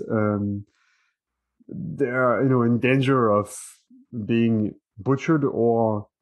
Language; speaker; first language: English; non-native, fluent; French